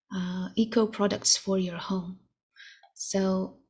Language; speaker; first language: English; non-native, fluent; Russian